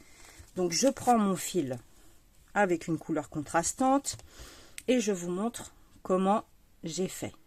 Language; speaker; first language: French; native; French